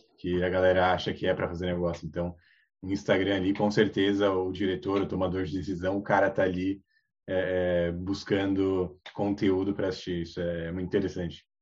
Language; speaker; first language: Portuguese; native; Portuguese